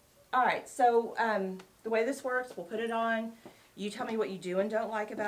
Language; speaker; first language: English; native; English